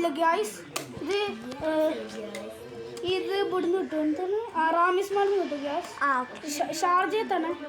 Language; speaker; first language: Malayalam; early bilingual, heritage; Malayalam